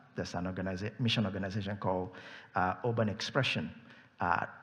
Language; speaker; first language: English; non-native, local second language; Yoruba